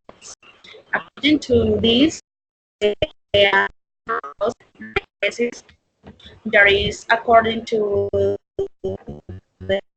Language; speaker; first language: English; non-native, learner; Spanish